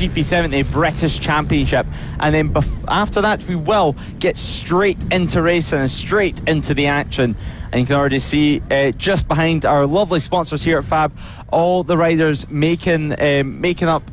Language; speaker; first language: English; native; English